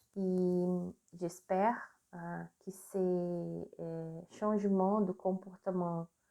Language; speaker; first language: French; non-native, learner; Portuguese